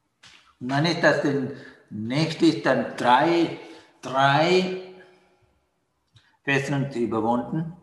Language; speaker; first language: German; non-native, fluent; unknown